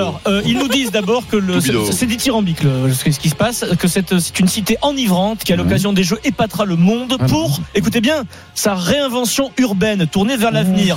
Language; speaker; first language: French; native; French